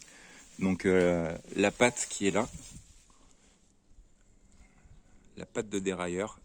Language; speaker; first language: French; native; French